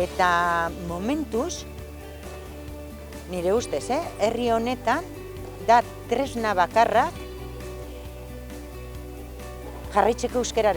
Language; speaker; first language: Basque; non-native, local second language; Spanish